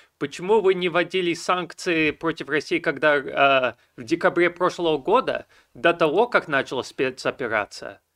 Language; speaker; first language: Russian; early bilingual, heritage; Russian